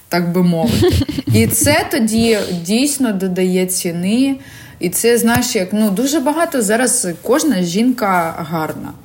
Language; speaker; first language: Ukrainian; non-native, local second language; Russian